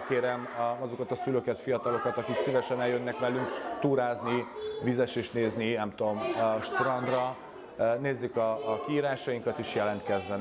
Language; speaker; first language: Hungarian; native; Hungarian